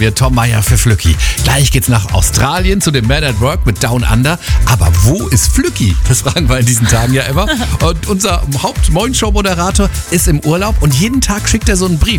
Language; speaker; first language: German; native; German